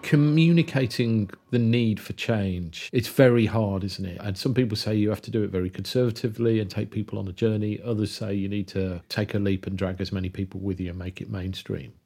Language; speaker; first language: English; native; English